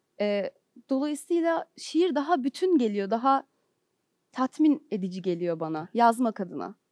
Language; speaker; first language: Turkish; native; Turkish